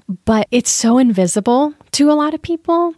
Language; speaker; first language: English; native; English